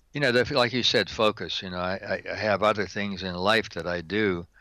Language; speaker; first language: English; native; English